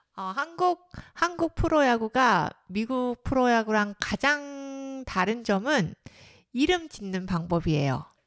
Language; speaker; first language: Korean; native; Korean